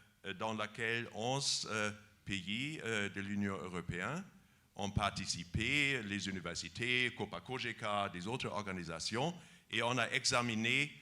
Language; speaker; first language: French; non-native, fluent; German